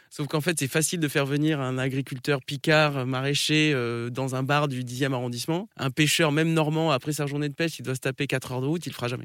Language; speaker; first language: French; native; French